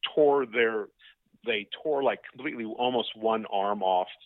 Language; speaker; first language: English; native; English